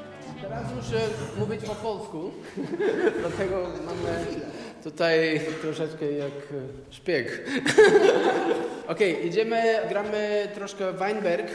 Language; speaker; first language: Polish; non-native, learner; Portuguese